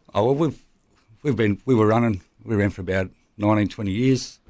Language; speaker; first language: English; native; English